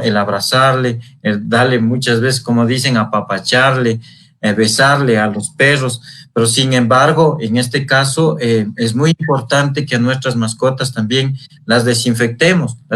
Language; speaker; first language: Spanish; native; Spanish